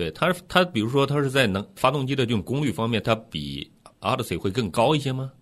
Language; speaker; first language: Chinese; native; Chinese